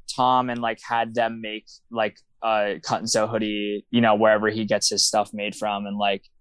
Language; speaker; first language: English; native; English